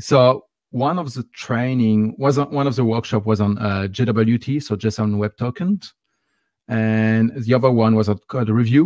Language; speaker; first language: English; non-native, fluent; French